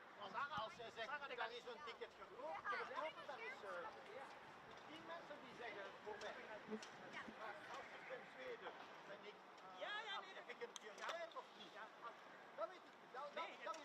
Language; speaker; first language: Dutch; non-native, fluent; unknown